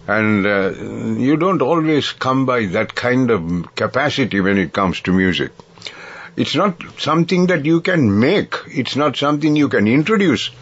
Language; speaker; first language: English; non-native, local second language; Sinhala